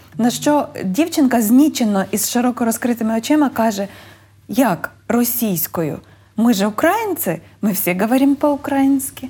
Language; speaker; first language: Ukrainian; native; Ukrainian